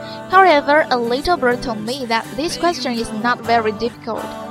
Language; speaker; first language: English; non-native, fluent; Chinese